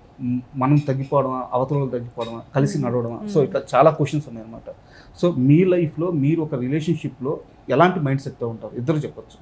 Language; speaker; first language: Telugu; native; Telugu